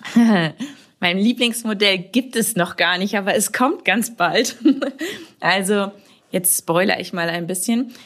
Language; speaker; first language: German; native; German